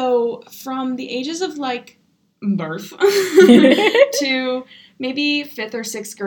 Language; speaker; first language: English; native; English